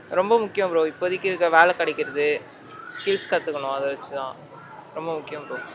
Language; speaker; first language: Tamil; native; Tamil